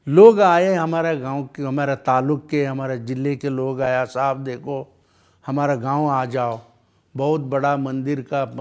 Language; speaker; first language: Hindi; non-native, local second language; Kannada